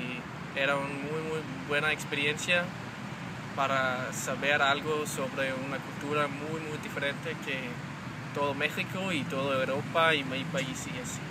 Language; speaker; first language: Spanish; non-native, learner; Danish